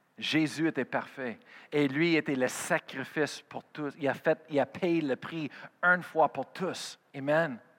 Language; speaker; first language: French; non-native, fluent; English